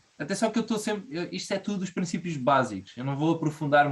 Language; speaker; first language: Portuguese; native; Portuguese